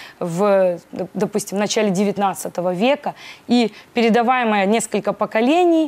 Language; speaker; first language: Russian; native; Russian